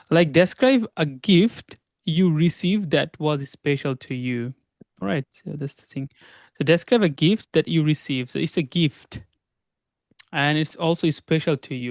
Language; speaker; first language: English; non-native, local second language; Bangla